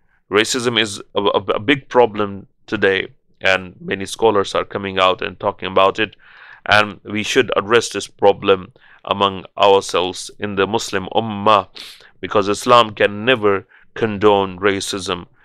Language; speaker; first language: English; non-native, local second language; Urdu